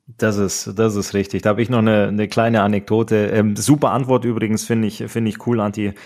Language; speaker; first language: German; native; German